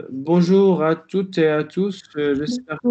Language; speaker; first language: French; non-native, local second language; Arabic